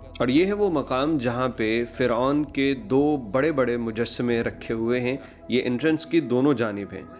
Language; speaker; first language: Urdu; non-native, local second language; Punjabi